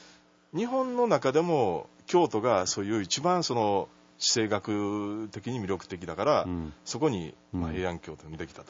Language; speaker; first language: Japanese; native; Japanese